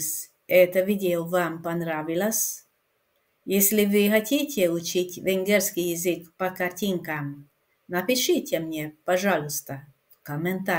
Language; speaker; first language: Russian; non-native, fluent; Hungarian